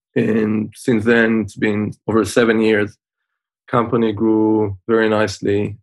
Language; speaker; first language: English; non-native, fluent; Hebrew